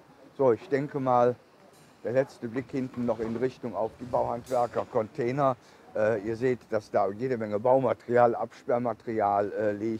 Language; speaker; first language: German; native; German